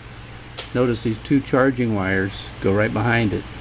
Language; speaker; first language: English; native; English